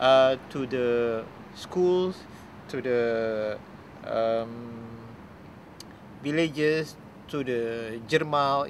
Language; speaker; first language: English; non-native, fluent; Indonesian